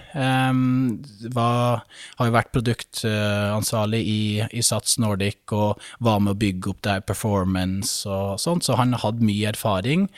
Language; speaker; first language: Norwegian; native; Norwegian